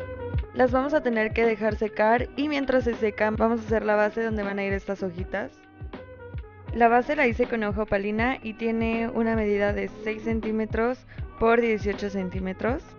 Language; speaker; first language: Spanish; native; Spanish